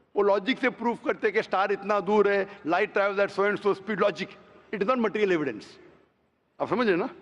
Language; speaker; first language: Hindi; non-native, local second language; Konkani